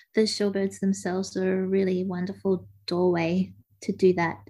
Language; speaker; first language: English; native; English